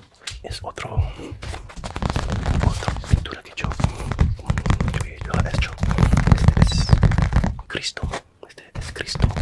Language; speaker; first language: Spanish; non-native, fluent; English